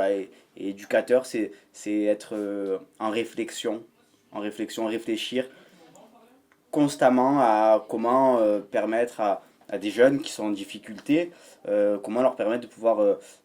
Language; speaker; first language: French; native; French